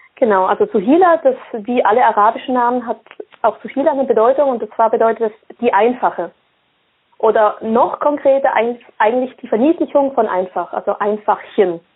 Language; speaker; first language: German; early bilingual, other home language; Swiss German